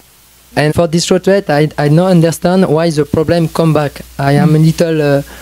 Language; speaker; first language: English; non-native, learner; French